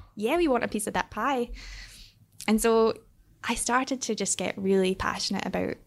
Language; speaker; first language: English; native; English